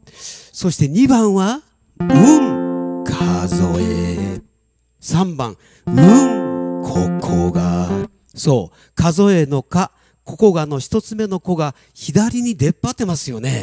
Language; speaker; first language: Japanese; native; Japanese